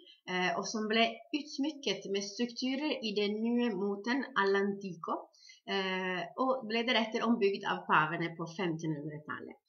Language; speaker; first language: Norwegian; non-native, fluent; Italian